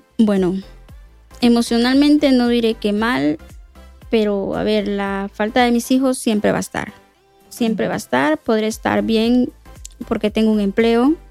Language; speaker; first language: Spanish; native; Spanish